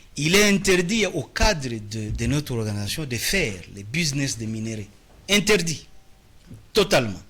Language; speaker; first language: French; non-native, local second language; Swahili